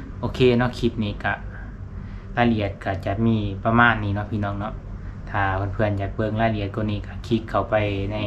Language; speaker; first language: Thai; non-native, local second language; Lao